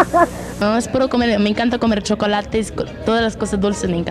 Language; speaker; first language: Spanish; early bilingual, heritage; English